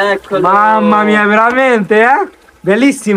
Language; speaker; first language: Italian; non-native, learner; Bangla